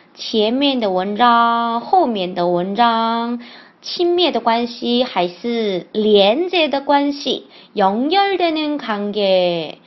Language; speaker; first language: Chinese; non-native, learner; Korean